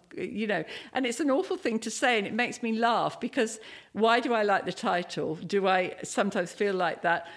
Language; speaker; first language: English; native; English